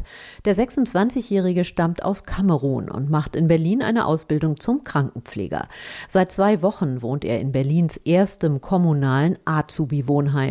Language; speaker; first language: German; native; German